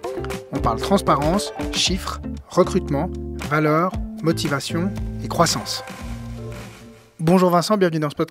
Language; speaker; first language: French; native; French